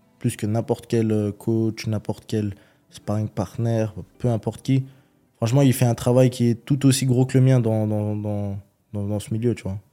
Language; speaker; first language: French; early bilingual, other home language; Chechen